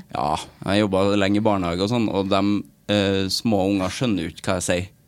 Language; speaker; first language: Norwegian; native; Norwegian